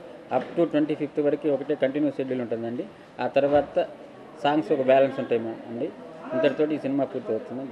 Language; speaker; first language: Telugu; native; Telugu